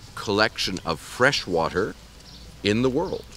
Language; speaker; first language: English; early bilingual, other home language; Ukrainian